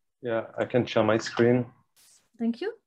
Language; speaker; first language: English; non-native, fluent; French